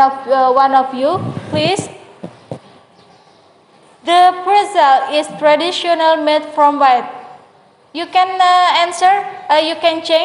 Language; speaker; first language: English; non-native, learner; Indonesian